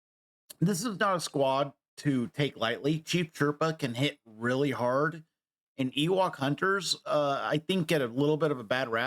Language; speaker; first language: English; native; English